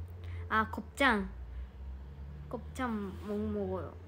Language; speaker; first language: Korean; non-native, fluent; Japanese